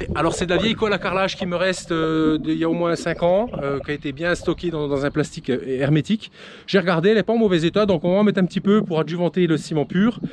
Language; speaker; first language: French; native; French